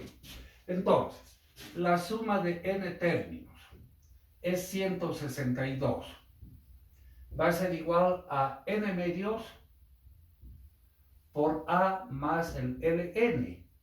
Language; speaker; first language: Spanish; native; Spanish